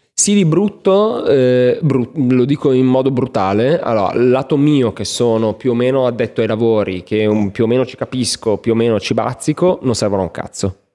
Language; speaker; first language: Italian; native; Italian